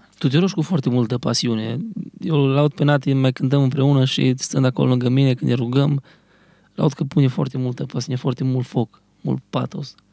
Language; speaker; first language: Romanian; early bilingual, heritage; Romanian